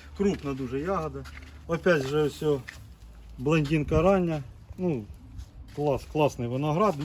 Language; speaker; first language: Ukrainian; non-native, local second language; Russian